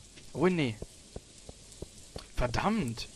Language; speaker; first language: German; native; German